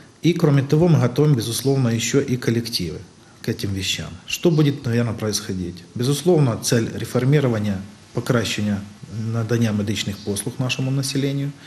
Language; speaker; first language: Russian; native; Russian